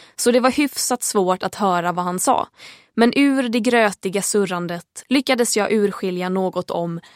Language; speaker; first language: Swedish; early bilingual, heritage; Swedish